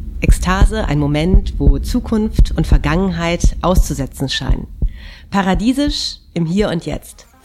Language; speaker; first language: German; native; German